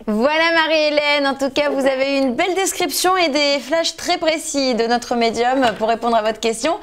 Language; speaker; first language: French; native; French